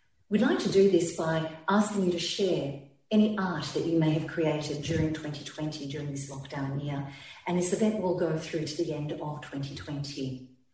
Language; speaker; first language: English; early bilingual, other home language; Ukrainian